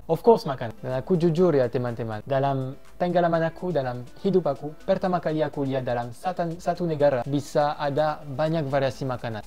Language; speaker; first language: Indonesian; non-native, fluent; French